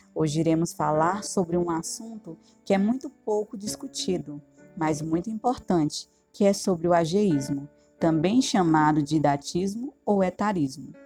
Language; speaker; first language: Portuguese; native; Portuguese